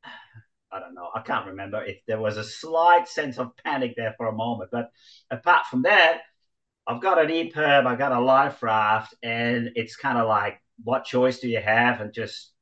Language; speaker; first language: English; non-native, fluent; Dutch